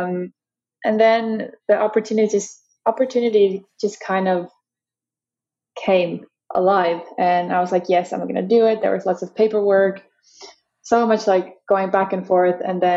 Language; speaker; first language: English; non-native, fluent; Finnish